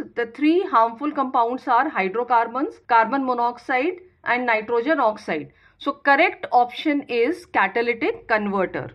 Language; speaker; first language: English; non-native, local second language; Hindi